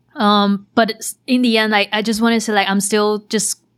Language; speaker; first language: English; non-native, fluent; Chinese